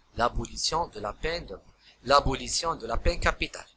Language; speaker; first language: French; non-native, local second language; Arabic